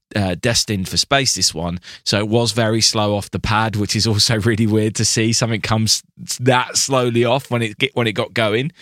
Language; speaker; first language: English; native; English